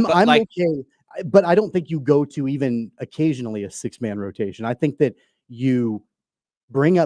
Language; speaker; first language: English; native; English